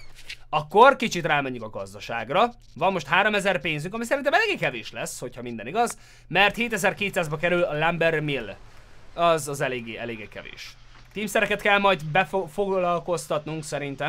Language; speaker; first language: Hungarian; native; Hungarian